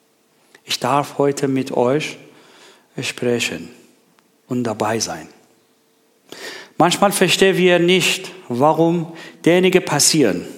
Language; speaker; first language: German; non-native, learner; Persian